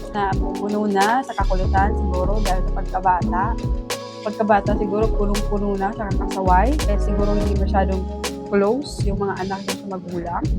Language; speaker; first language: Filipino; non-native, local second language; Cebuano